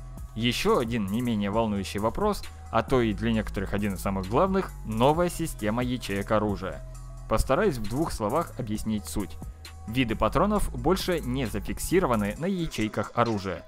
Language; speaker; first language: Russian; native; Russian